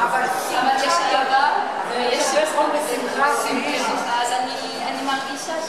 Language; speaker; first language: Hebrew; non-native, learner; French